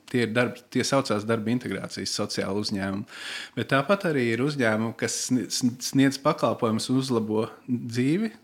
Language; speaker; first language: Latvian; native; Latvian